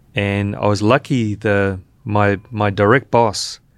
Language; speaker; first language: English; native; English